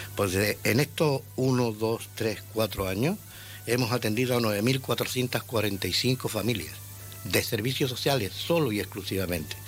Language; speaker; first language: Spanish; native; Spanish